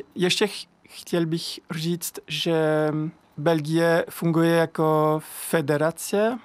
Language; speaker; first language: Czech; non-native, fluent; French